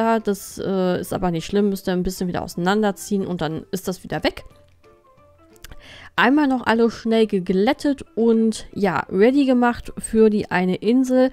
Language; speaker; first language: German; native; German